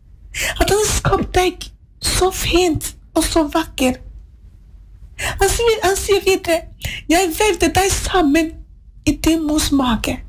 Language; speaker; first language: Swedish; non-native, learner; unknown